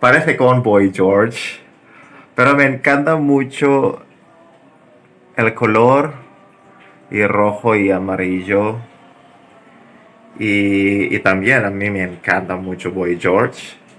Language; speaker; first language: Spanish; non-native, learner; Indonesian